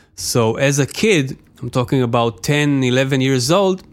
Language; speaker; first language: English; non-native, fluent; Hebrew